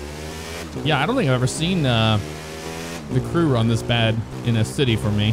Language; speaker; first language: English; native; English